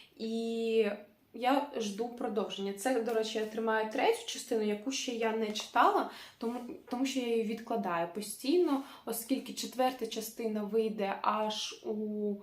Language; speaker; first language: Ukrainian; non-native, local second language; Russian